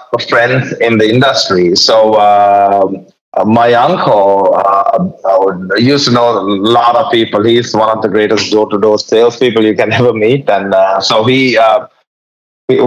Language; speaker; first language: English; non-native, local second language; Sinhala